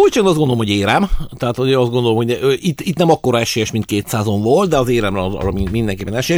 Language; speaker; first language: Hungarian; native; Hungarian